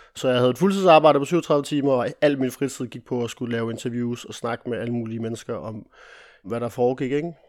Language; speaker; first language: Danish; early bilingual, other home language; Italian